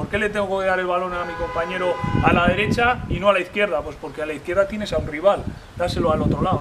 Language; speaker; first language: Spanish; native; Spanish